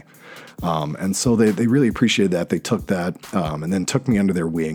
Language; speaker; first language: English; native; English